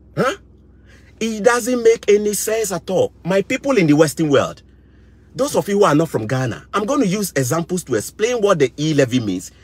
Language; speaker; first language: English; non-native, local second language; Akan